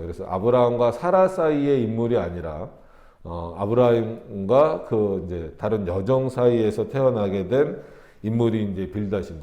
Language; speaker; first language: Korean; native; Korean